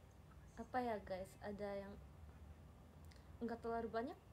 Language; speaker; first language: Indonesian; non-native, fluent; Japanese